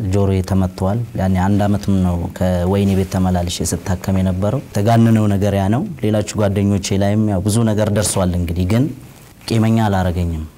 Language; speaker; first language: Amharic; non-native, local second language; Oromo